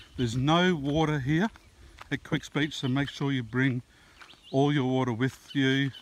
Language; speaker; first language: English; native; English